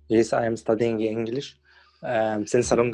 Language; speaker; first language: English; non-native, learner; Arabic